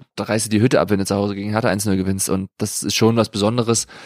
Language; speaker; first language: German; native; German